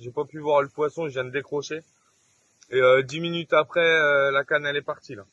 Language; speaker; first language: French; native; French